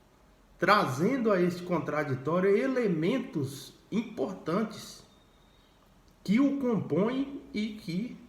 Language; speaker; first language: Portuguese; native; Portuguese